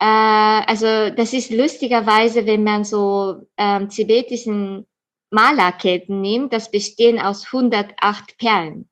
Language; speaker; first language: German; non-native, fluent; Japanese